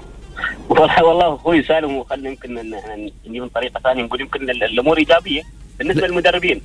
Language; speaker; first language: Arabic; native; Arabic